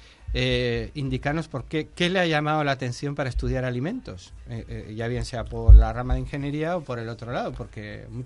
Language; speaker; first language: Spanish; native; Spanish